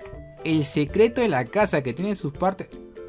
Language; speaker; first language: Spanish; native; Spanish